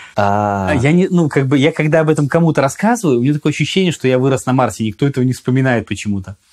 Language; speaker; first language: Russian; native; Russian